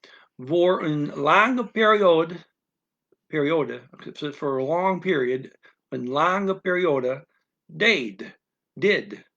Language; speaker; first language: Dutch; non-native, learner; English